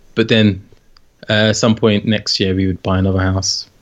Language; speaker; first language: English; native; English